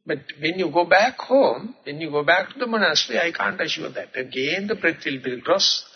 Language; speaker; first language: English; non-native, local second language; Sinhala